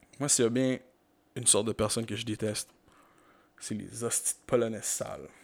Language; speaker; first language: French; native; French